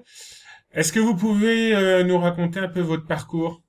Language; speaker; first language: French; native; French